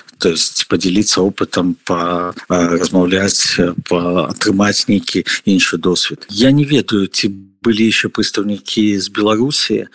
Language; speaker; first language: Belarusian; non-native, local second language; Russian